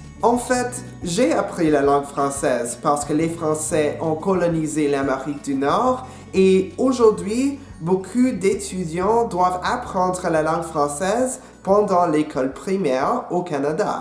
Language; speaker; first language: French; non-native, local second language; English